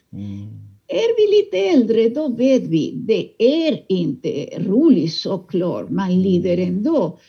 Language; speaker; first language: Swedish; non-native, fluent; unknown